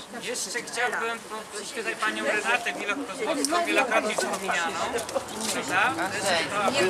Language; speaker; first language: Polish; native; Polish